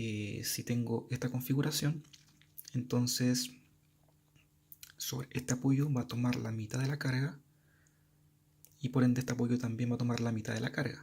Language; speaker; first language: Spanish; native; Spanish